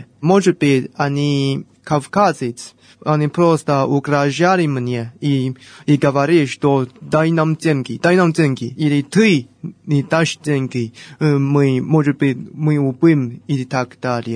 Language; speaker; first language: Russian; non-native, fluent; Chinese